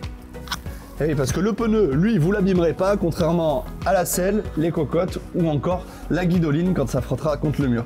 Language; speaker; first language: French; native; French